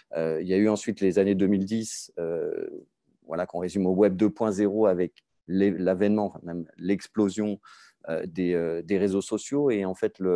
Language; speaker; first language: French; native; French